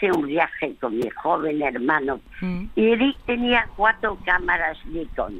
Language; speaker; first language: Spanish; early bilingual, other home language; French